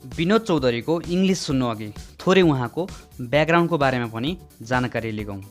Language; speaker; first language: Nepali; native; Nepali